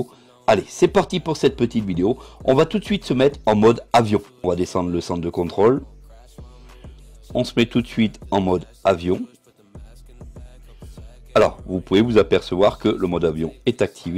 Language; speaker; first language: French; native; French